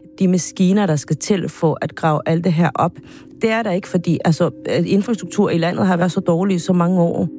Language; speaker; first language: Danish; non-native, fluent; Spanish